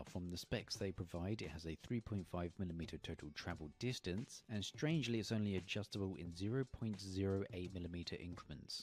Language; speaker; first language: English; native; English